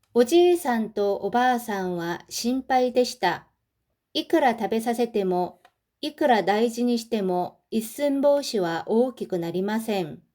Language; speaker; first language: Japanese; non-native, fluent; Korean